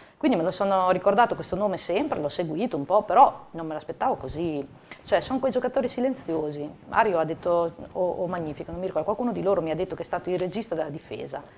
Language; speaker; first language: Italian; native; Italian